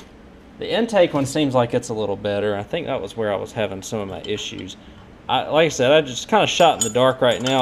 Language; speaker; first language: English; native; English